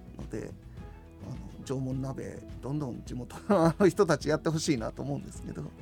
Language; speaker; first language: Japanese; native; Japanese